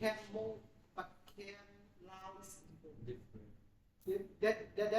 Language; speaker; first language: English; non-native, learner; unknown